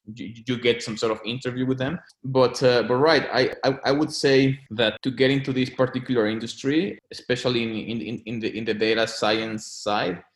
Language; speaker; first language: English; non-native, fluent; Spanish